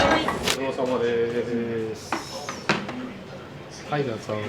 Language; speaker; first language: Japanese; native; Japanese